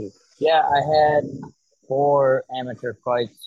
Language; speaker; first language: English; native; English